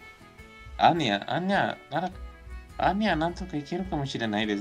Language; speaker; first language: Japanese; non-native, learner; Spanish